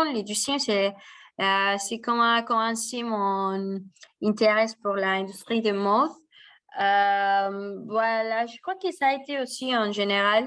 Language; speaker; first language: French; non-native, fluent; Spanish